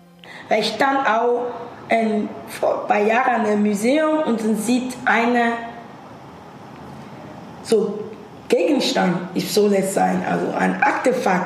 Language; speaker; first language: German; non-native, fluent; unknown